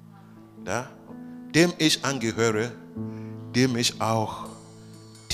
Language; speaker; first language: German; non-native, learner; Russian